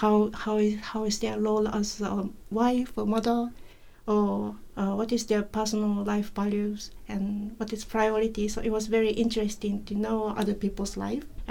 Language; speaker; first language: English; non-native, fluent; Japanese